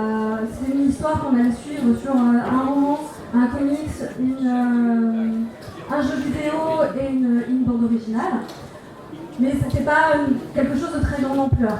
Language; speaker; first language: French; native; French